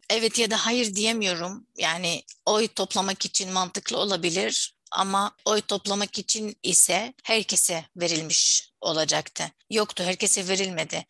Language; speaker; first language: Turkish; non-native, fluent; Arabic